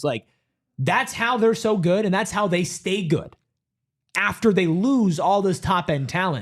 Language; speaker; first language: English; native; English